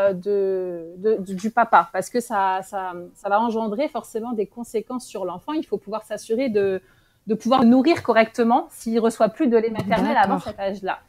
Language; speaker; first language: French; native; French